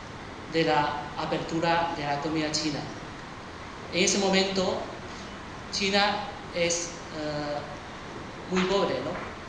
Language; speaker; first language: Spanish; early bilingual, other home language; Chinese